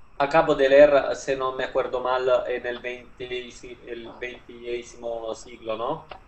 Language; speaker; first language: Spanish; non-native, fluent; Italian